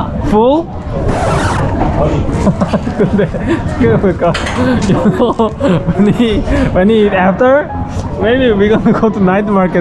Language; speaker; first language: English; non-native, learner; Korean